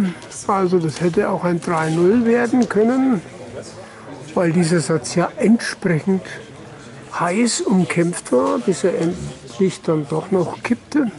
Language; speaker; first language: German; native; German